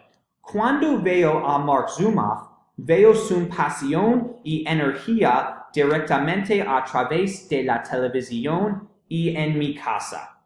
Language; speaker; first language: Spanish; non-native, learner; English